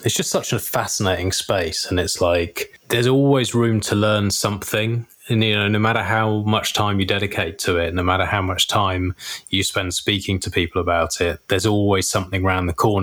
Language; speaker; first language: English; native; English